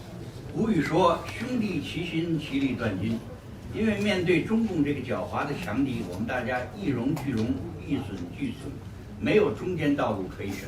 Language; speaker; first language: Chinese; native; Chinese